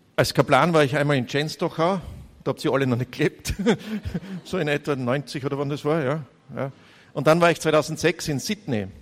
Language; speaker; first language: German; native; German